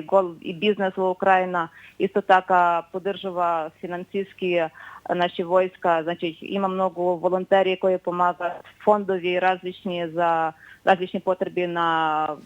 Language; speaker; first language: Macedonian; non-native, fluent; Ukrainian